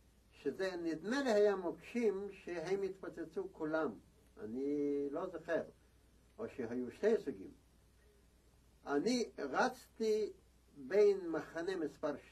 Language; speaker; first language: Hebrew; non-native, fluent; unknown